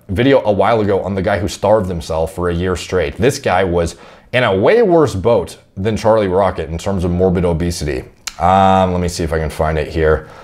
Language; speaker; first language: English; native; English